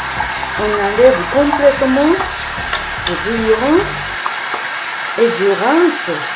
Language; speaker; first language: French; non-native, fluent; Japanese